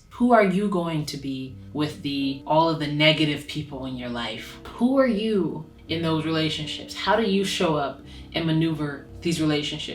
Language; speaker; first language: English; native; English